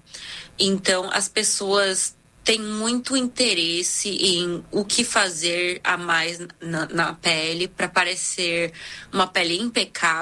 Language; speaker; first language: Portuguese; non-native, fluent; Korean